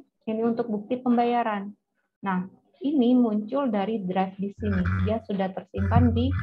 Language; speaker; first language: Indonesian; native; Indonesian